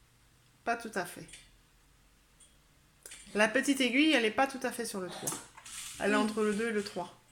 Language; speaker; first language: French; native; French